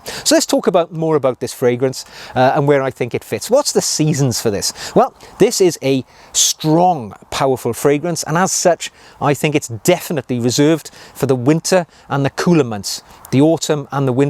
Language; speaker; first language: English; native; English